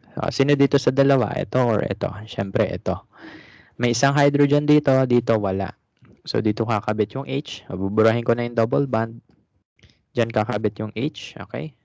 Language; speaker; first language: Filipino; native; Filipino